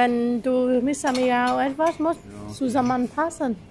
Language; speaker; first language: German; non-native, learner; Vietnamese